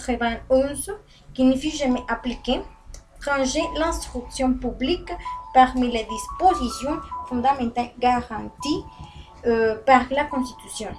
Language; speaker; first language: French; non-native, learner; Spanish